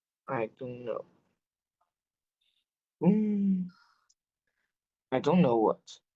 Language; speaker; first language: English; non-native, learner; Chinese